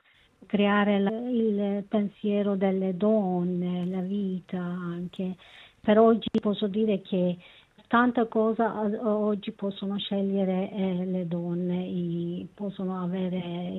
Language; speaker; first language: Italian; non-native, learner; Kurdish